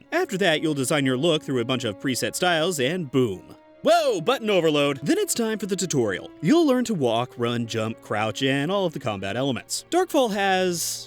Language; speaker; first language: English; native; English